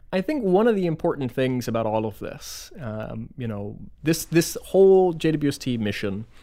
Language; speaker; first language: English; native; English